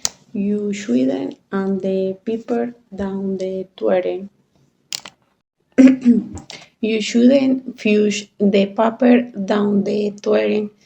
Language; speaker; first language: English; non-native, learner; Spanish